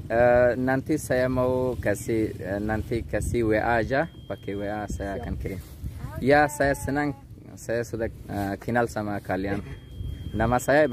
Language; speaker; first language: Indonesian; non-native, learner; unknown